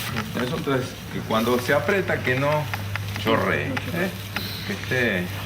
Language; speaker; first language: Spanish; native; Spanish